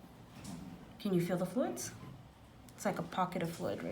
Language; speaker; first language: English; native; English